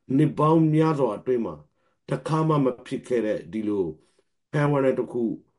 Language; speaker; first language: Burmese; non-native, local second language; Rohingya